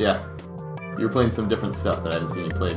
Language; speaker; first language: English; native; English